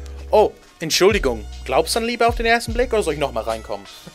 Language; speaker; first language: German; native; German